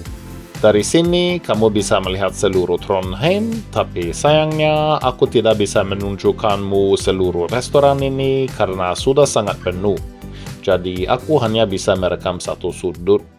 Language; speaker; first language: Indonesian; non-native, fluent; Norwegian